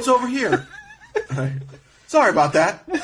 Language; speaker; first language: English; native; English